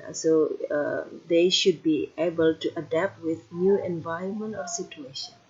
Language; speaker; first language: English; non-native, fluent; Indonesian